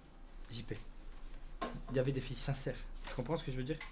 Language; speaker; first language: French; native; French